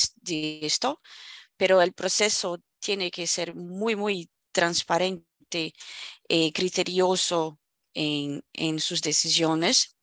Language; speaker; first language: Spanish; non-native, fluent; Portuguese